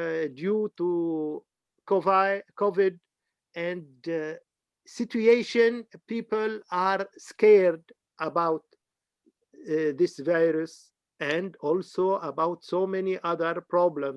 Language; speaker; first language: English; non-native, fluent; Arabic